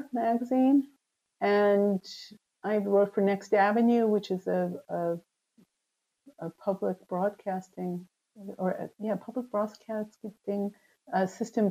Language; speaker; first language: English; native; English